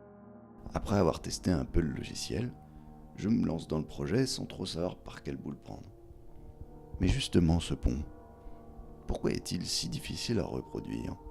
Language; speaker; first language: French; native; French